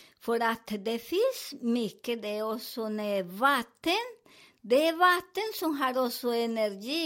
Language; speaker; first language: Swedish; non-native, learner; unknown